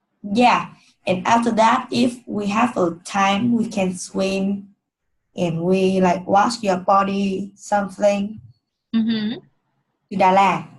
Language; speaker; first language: English; non-native, learner; Vietnamese